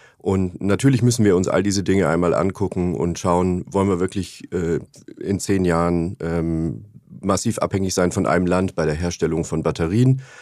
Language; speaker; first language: German; native; German